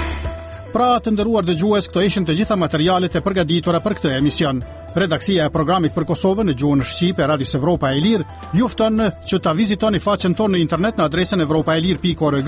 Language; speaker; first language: Albanian; native; Albanian